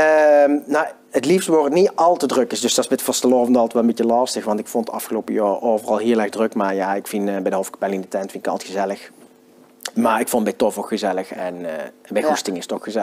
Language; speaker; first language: Dutch; native; Dutch